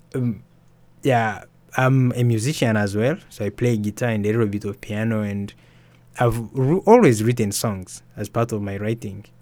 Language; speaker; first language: English; early bilingual, other home language; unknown